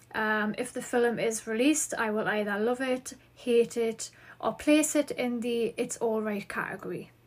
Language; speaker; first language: English; native; English